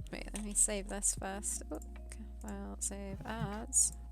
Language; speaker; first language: English; native; English